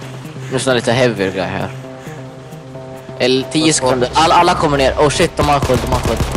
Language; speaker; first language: Swedish; native; Swedish